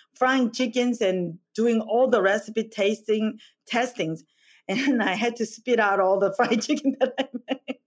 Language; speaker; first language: English; non-native, fluent; Korean